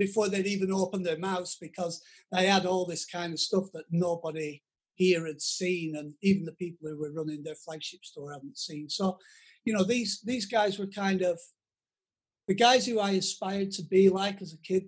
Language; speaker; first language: English; native; English